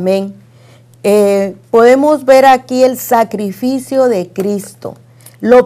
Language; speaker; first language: Spanish; native; Spanish